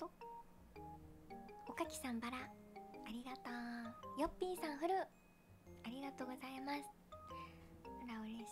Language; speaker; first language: Japanese; native; Japanese